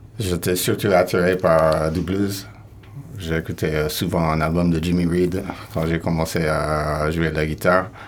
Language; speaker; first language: French; non-native, fluent; English